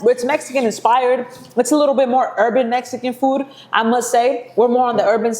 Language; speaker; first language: English; native; English